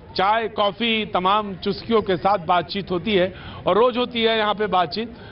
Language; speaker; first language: Hindi; native; Hindi